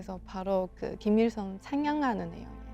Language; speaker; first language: Korean; non-native, local second language; Chinese